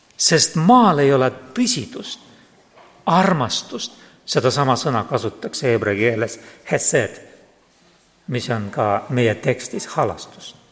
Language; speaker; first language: Estonian; non-native, local second language; Russian